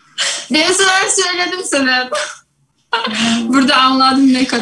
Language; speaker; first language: Turkish; non-native, learner; Kumyk